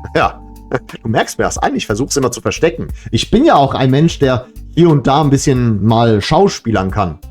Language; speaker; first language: German; early bilingual, other home language; Serbian